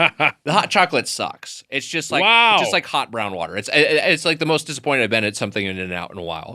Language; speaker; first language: English; native; English